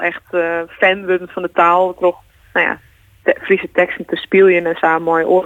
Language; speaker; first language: Dutch; non-native, local second language; Western Frisian